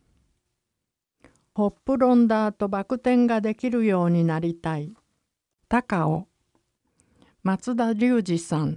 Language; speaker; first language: Japanese; native; Japanese